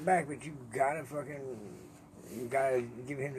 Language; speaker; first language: English; native; English